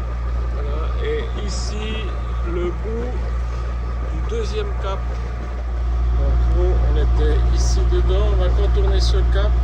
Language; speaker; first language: French; native; French